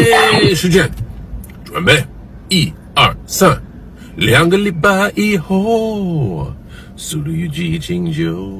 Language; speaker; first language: Chinese; non-native, learner; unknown